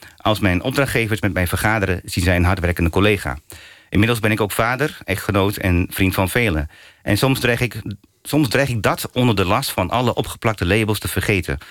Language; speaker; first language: Dutch; early bilingual, other home language; Turkish